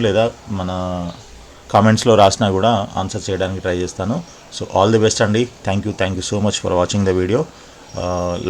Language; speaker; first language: Telugu; native; Telugu